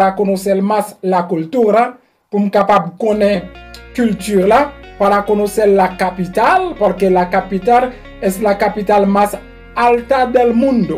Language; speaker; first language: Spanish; non-native, learner; Haitian Creole